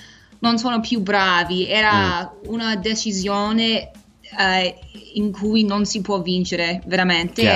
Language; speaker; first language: Italian; early bilingual, heritage; English